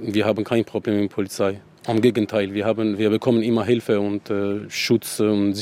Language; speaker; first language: German; non-native, learner; Arabic